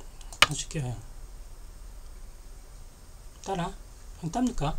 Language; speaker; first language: Korean; native; Korean